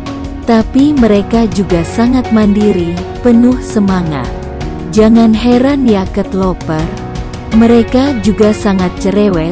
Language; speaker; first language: Indonesian; native; Indonesian